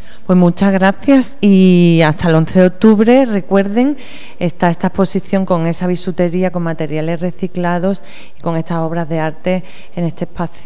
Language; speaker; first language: Spanish; native; Spanish